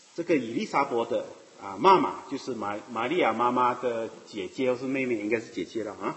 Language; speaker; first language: Chinese; native; Chinese